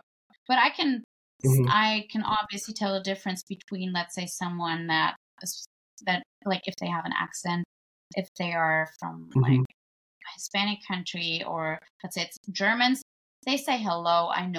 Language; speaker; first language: English; non-native, fluent; Bulgarian